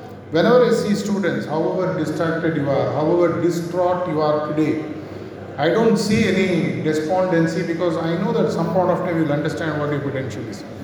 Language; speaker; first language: English; non-native, local second language; Tamil